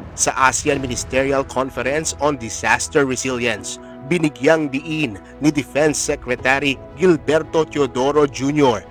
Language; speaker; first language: Filipino; native; Filipino